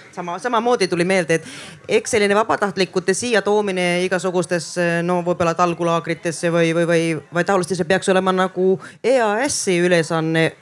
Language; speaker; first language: Estonian; non-native, fluent; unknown